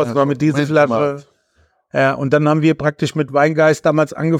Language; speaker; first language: German; native; German